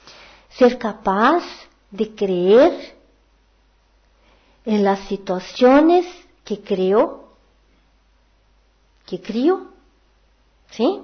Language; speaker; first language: Portuguese; non-native, learner; Spanish